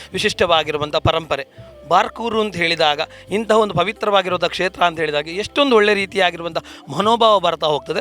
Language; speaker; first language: Kannada; native; Kannada